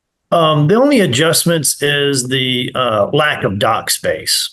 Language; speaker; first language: English; native; English